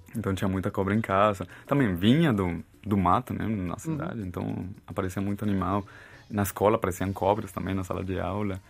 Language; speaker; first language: Portuguese; non-native, fluent; Spanish